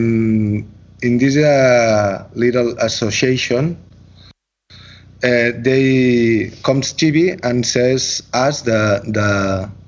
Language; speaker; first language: English; non-native, learner; Catalan